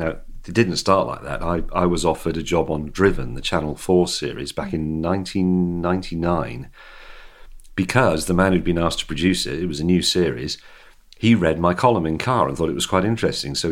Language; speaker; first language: English; native; English